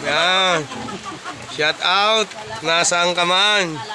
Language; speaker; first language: Filipino; native; Filipino